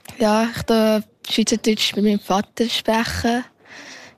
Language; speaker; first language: German; early bilingual, heritage; German